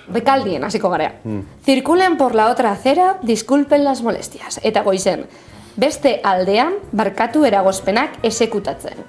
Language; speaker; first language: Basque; native; Basque